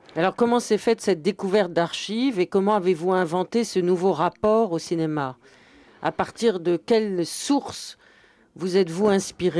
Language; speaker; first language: French; native; French